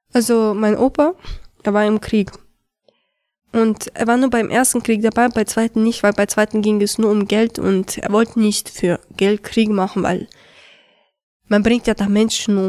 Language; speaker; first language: German; early bilingual, other home language; Chechen